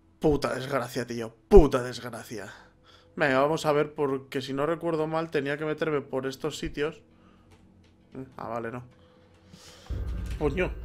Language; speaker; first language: Spanish; native; Spanish